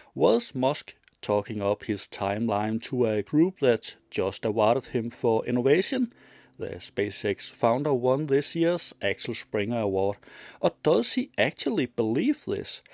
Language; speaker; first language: English; non-native, fluent; Danish